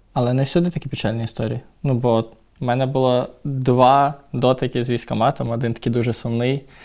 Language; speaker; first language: Ukrainian; non-native, local second language; Russian